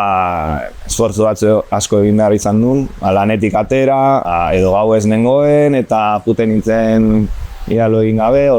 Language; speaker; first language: Basque; non-native, local second language; Spanish